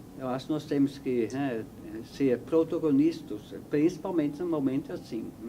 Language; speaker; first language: Portuguese; non-native, fluent; Dutch